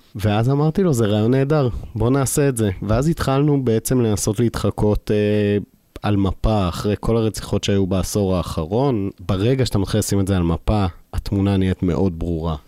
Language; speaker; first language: Hebrew; native; Hebrew